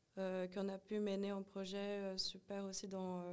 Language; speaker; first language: French; non-native, fluent; Portuguese